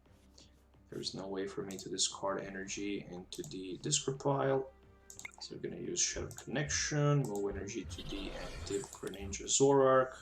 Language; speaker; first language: English; non-native, fluent; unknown